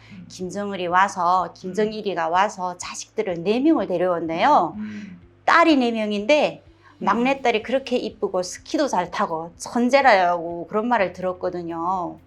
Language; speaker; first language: Korean; native; Korean